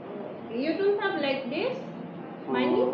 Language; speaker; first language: English; non-native, learner; Filipino